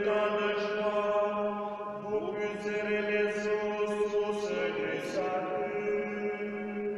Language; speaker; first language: French; native; French